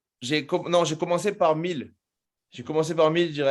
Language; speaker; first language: French; native; French